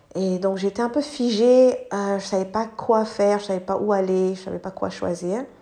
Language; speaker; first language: French; non-native, local second language; English